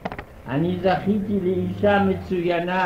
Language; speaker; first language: Hebrew; non-native, fluent; Yiddish